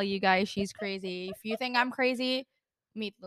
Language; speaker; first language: English; non-native, fluent; Korean